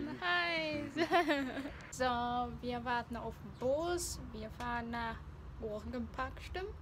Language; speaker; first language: German; non-native, learner; Spanish